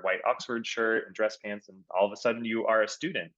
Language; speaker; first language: English; native; English